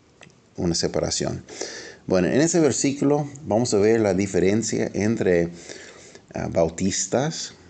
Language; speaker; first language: Spanish; non-native, fluent; English